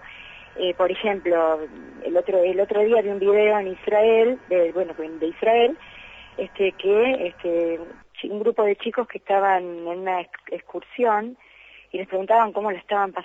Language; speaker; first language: Spanish; native; Spanish